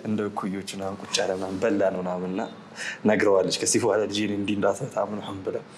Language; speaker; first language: Amharic; native; Amharic